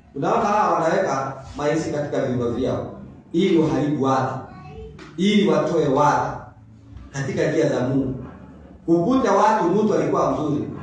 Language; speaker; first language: Swahili; non-native, local second language; Kikuyu